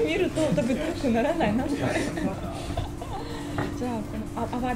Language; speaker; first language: Japanese; non-native, fluent; Russian